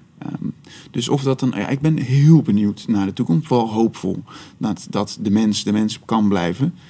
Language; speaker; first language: Dutch; native; Dutch